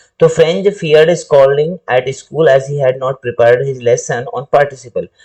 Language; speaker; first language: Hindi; native; Hindi